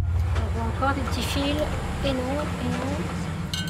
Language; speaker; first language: French; native; French